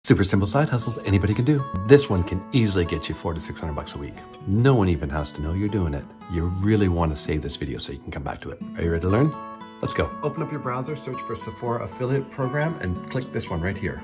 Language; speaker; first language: English; native; English